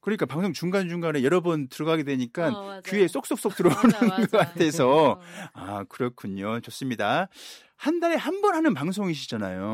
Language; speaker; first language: Korean; native; Korean